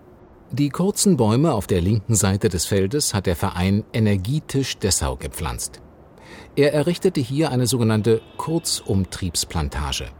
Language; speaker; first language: German; native; German